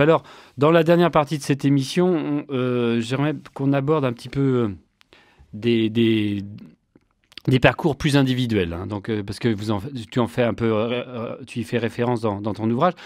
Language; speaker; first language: French; native; French